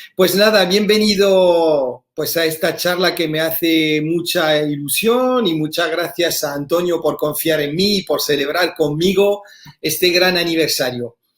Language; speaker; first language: Spanish; early bilingual, heritage; Spanish